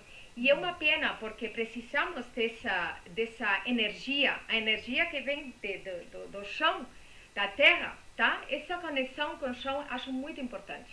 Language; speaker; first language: Portuguese; non-native, fluent; Spanish